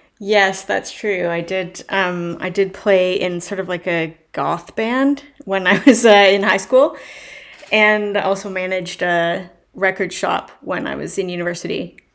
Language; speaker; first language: English; native; English